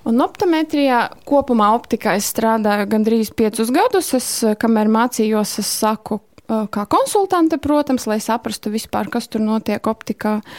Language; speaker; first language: Latvian; non-native, local second language; Russian